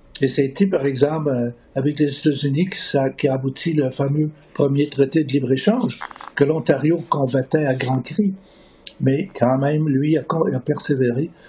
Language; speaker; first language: French; native; French